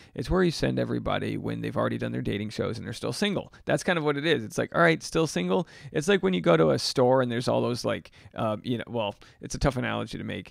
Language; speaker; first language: English; native; English